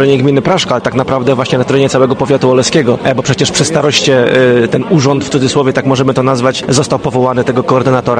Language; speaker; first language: Polish; native; Polish